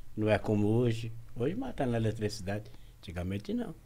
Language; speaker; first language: Portuguese; native; Portuguese